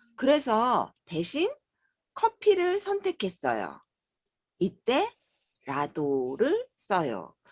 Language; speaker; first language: Korean; native; Korean